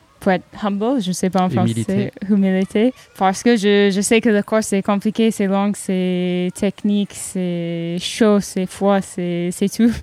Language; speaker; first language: French; non-native, learner; English